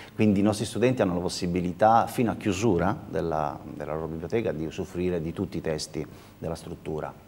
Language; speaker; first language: Italian; native; Italian